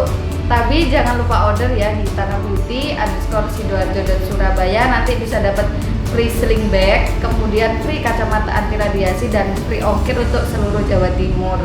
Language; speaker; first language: Indonesian; native; Indonesian